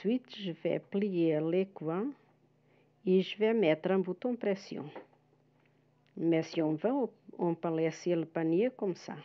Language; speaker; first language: French; non-native, fluent; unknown